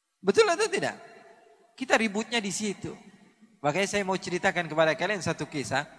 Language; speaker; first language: Indonesian; native; Indonesian